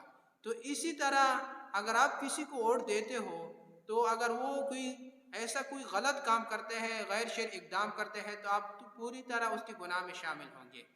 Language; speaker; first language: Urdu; non-native, local second language; Pashto